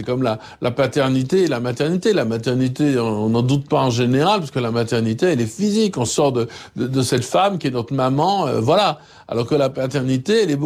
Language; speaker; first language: French; native; French